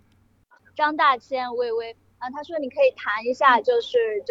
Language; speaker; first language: French; non-native, learner; Chinese